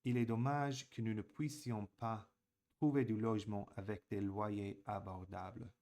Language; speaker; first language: French; non-native, fluent; English